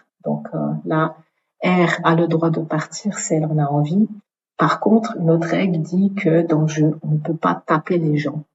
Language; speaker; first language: French; native; French